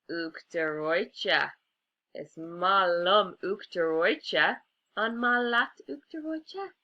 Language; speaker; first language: Irish; non-native, local second language; English